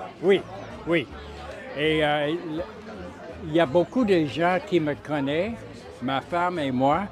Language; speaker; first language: French; non-native, local second language; English